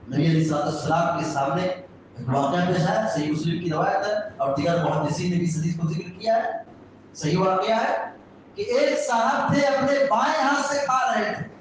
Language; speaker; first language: Urdu; native; Urdu